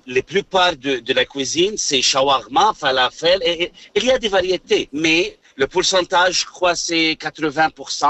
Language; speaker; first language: French; non-native, learner; Arabic